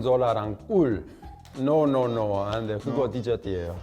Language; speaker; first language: Korean; non-native, fluent; Italian